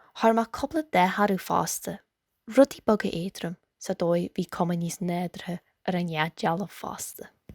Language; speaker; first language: Irish; native; Irish